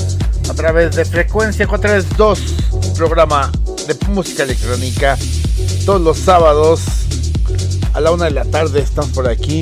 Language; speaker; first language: Spanish; native; Spanish